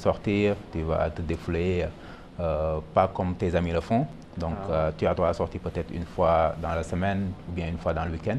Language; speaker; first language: French; non-native, local second language; Wolof